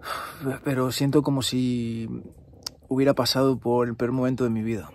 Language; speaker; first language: Spanish; native; Spanish